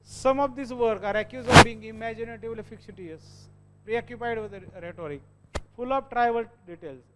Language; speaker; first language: English; non-native, local second language; Marathi